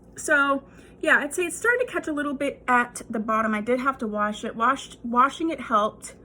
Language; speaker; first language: English; native; English